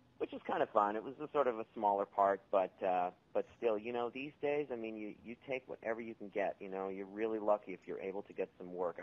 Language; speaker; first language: English; native; English